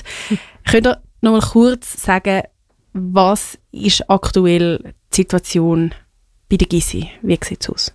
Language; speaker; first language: German; native; German